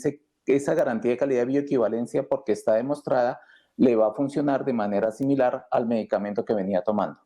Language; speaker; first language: Spanish; native; Spanish